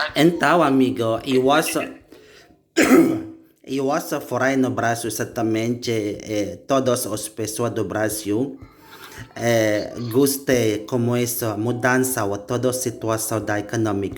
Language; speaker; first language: Portuguese; non-native, learner; Indonesian